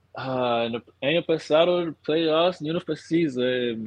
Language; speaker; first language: Portuguese; non-native, learner; English